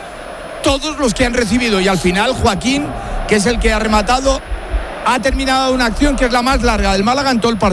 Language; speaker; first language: Spanish; native; Spanish